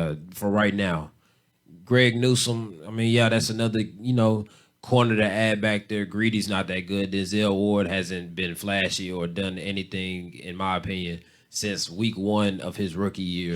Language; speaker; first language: English; native; English